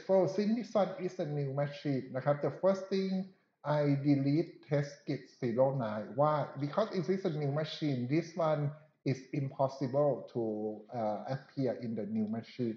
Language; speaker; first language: English; non-native, fluent; Thai